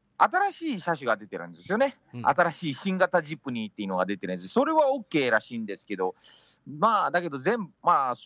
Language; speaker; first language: Japanese; early bilingual, heritage; Japanese